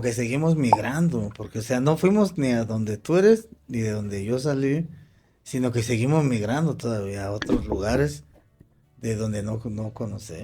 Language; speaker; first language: Spanish; native; Spanish